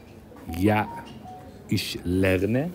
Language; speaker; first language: German; non-native, fluent; Persian